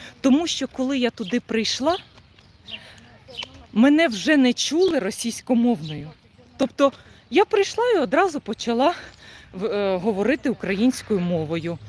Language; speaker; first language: Ukrainian; non-native, local second language; Russian